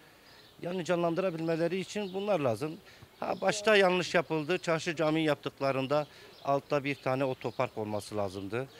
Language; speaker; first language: Turkish; native; Turkish